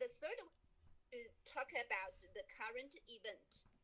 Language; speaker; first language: English; non-native, learner; Chinese